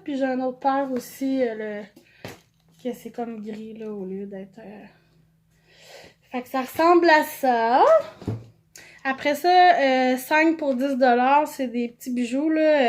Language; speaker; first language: French; native; French